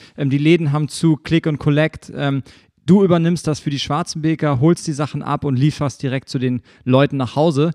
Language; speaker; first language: German; native; German